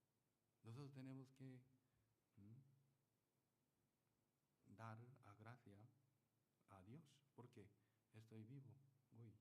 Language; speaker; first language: Spanish; non-native, learner; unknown